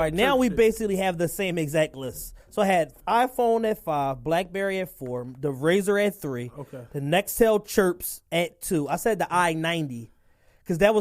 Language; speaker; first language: English; native; English